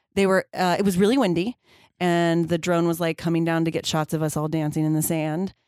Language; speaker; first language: English; native; English